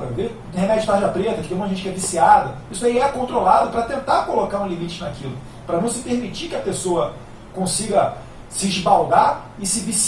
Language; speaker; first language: Portuguese; native; Portuguese